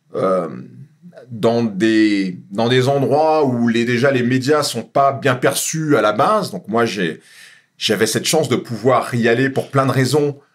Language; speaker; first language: French; native; French